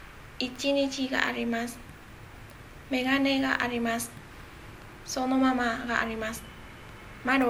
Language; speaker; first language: Japanese; non-native, learner; Vietnamese